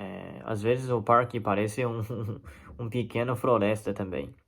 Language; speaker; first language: Portuguese; non-native, fluent; Chinese